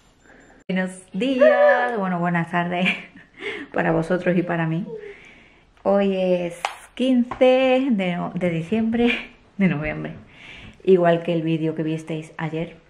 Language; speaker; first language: Spanish; native; Spanish